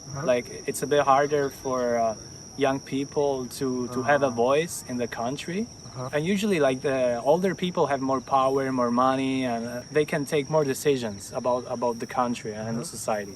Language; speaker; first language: English; non-native, fluent; Italian